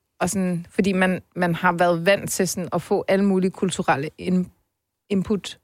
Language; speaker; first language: Danish; early bilingual, other home language; Turkish